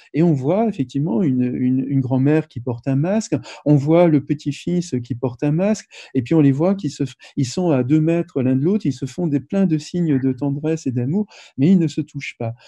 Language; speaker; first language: French; native; French